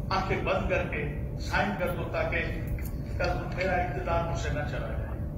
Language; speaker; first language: Urdu; non-native, local second language; Baluchi